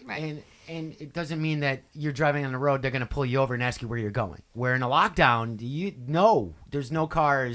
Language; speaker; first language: English; native; English